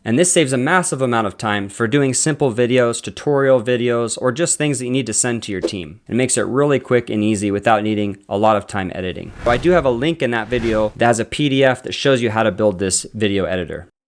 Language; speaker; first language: English; native; English